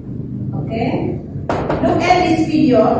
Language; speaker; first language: English; non-native, learner; Indonesian